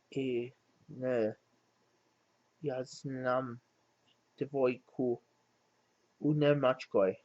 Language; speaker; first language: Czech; non-native, learner; English